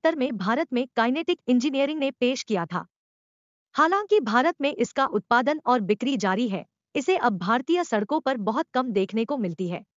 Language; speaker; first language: Hindi; native; Hindi